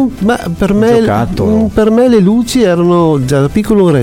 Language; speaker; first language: Italian; native; Italian